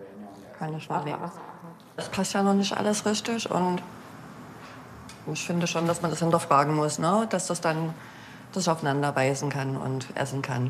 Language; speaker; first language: German; native; German